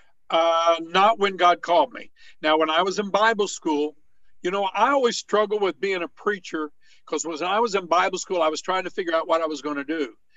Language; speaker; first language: English; native; English